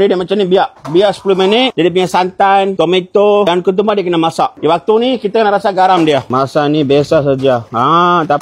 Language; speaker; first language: Malay; native; Malay